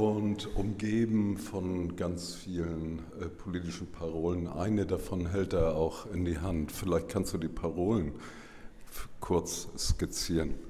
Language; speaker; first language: German; native; German